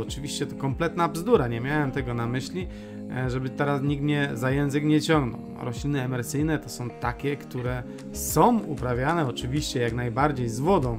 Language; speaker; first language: Polish; native; Polish